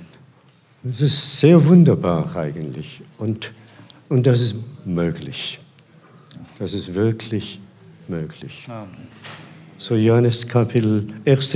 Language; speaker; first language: German; non-native, fluent; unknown